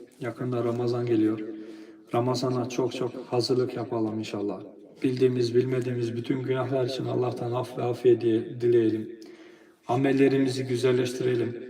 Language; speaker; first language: Turkish; non-native, fluent; Albanian